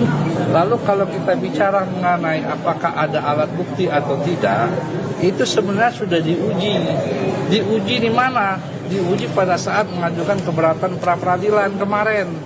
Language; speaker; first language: Indonesian; native; Indonesian